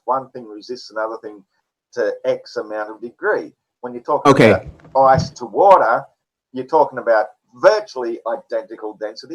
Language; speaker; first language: English; native; English